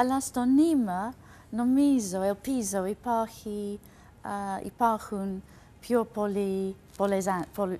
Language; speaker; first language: Greek; non-native, learner; English